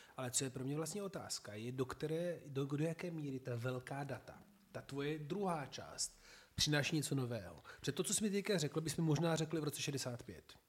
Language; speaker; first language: Czech; non-native, fluent; Italian